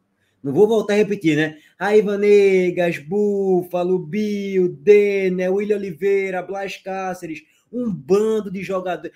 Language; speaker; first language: Portuguese; native; Portuguese